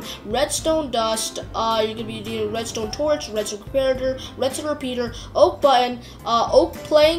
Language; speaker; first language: English; native; English